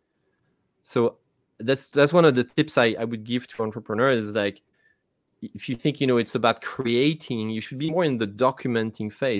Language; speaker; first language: English; non-native, fluent; French